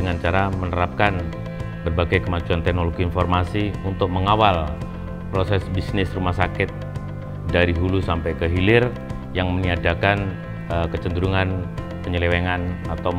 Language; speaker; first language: Indonesian; non-native, local second language; Javanese